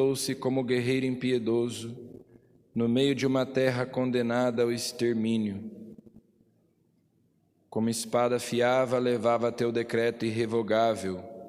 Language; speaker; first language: Portuguese; native; Portuguese